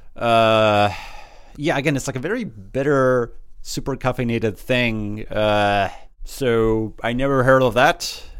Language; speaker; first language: English; early bilingual, other home language; Spanish